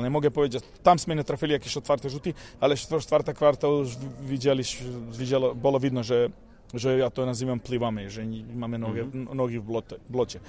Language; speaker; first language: Polish; non-native, fluent; Serbian